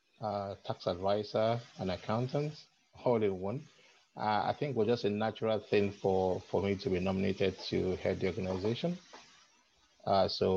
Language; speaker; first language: English; non-native, local second language; Yoruba